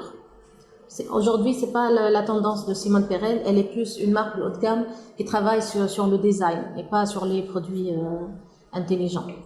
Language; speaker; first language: French; non-native, local second language; Arabic